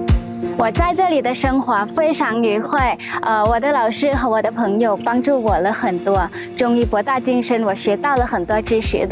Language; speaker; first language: Chinese; non-native, fluent; Thai